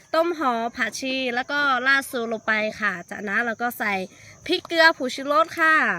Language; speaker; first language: Thai; non-native, local second language; Lahu